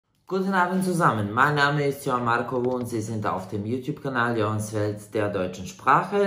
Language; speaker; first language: German; non-native, fluent; Serbian